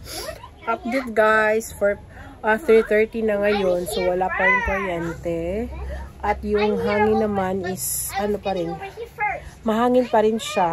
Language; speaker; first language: Filipino; non-native, local second language; Hiligaynon